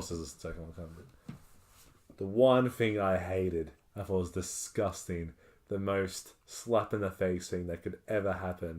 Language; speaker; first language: English; native; English